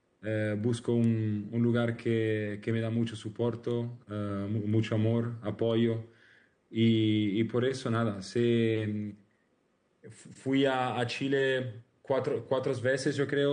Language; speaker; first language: Spanish; non-native, learner; Italian